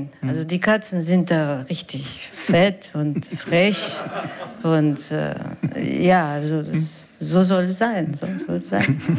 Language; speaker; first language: German; non-native, fluent; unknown